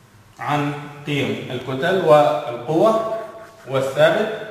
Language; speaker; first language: Arabic; native; Arabic